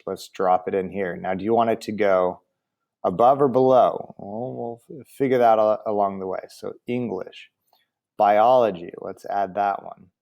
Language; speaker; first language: English; native; English